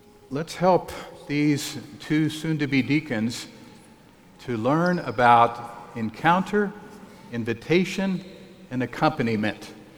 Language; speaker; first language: English; native; English